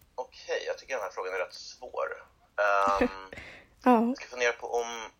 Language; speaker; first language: Swedish; native; Swedish